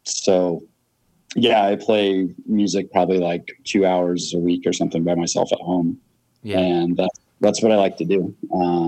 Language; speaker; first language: English; native; English